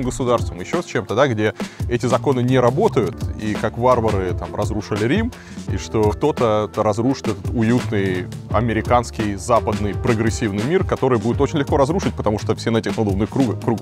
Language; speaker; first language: Russian; native; Russian